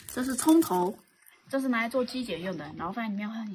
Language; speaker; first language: Chinese; native; Chinese